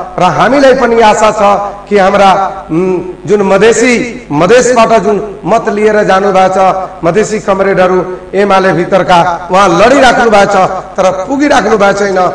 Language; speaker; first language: Nepali; non-native, local second language; Bhojpuri